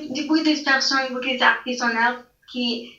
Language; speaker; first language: French; non-native, learner; English